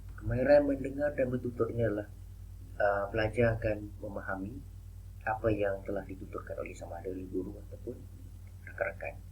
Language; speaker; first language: Malay; native; Malay